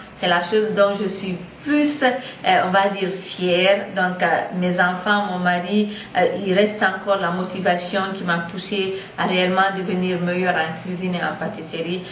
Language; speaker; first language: French; non-native, local second language; Fula